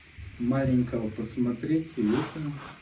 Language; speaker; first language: Russian; native; Russian